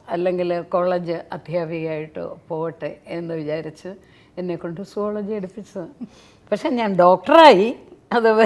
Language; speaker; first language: Malayalam; native; Malayalam